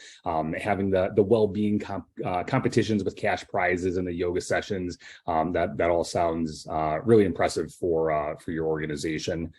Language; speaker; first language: English; native; English